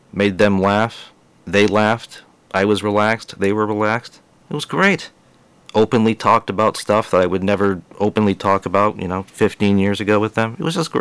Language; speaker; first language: English; native; English